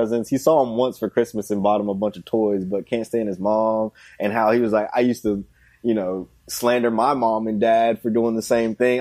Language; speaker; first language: English; native; English